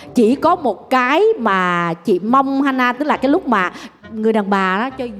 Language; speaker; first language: Vietnamese; native; Vietnamese